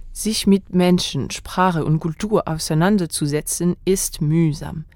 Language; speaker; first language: German; non-native, fluent; French